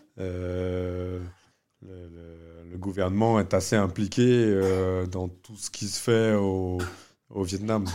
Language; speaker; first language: French; early bilingual, other home language; Vietnamese